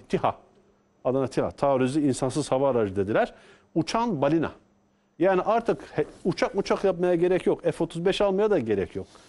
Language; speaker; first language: Turkish; native; Turkish